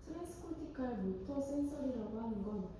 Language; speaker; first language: Korean; native; Korean